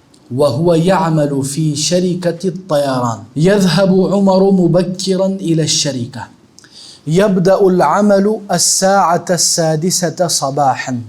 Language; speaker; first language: Arabic; non-native, fluent; Urdu